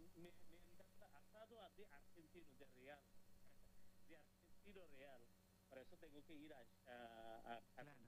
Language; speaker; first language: Spanish; non-native, fluent; Bangla